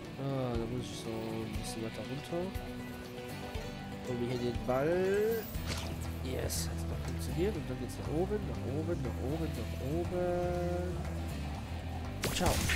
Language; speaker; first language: German; native; German